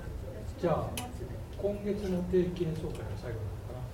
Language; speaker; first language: Japanese; native; Japanese